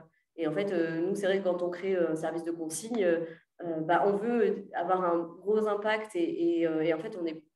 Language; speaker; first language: French; native; French